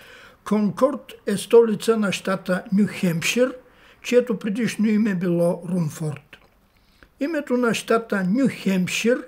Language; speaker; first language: Bulgarian; native; Bulgarian